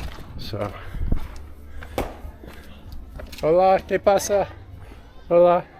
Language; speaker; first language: Spanish; non-native, learner; English